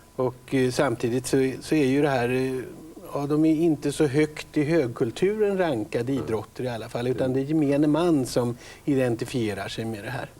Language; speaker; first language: Swedish; native; Swedish